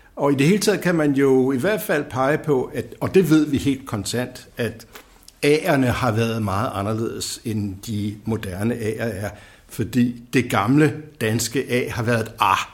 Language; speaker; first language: Danish; native; Danish